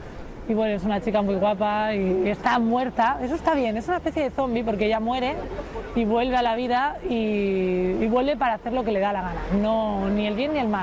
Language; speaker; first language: Spanish; native; Spanish